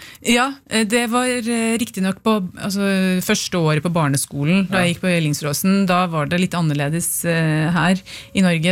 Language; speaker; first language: Norwegian; early bilingual, other home language; Urdu